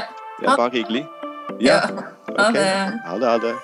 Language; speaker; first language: Norwegian; non-native, fluent; Dutch